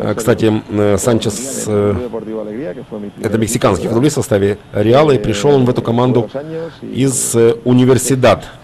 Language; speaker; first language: Russian; native; Russian